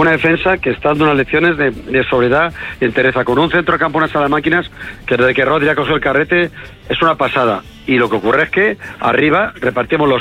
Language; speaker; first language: Spanish; native; Spanish